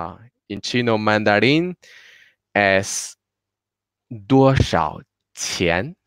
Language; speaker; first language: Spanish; non-native, learner; Chinese